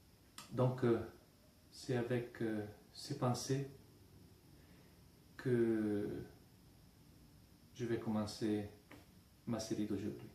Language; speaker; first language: French; non-native, fluent; Italian